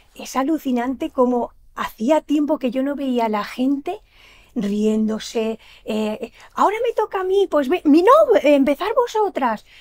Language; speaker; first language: Spanish; native; Spanish